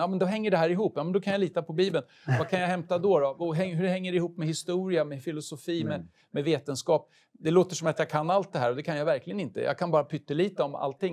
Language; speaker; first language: Swedish; native; Swedish